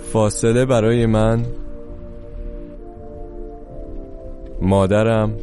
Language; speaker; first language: Persian; native; Persian